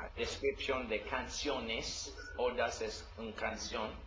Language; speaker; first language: Spanish; non-native, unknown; English